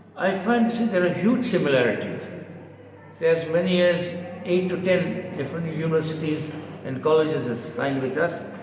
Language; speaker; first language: English; non-native, local second language; Bangla